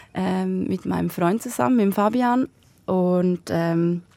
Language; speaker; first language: German; native; German